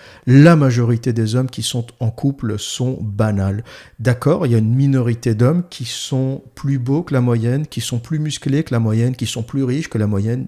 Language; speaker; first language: French; native; French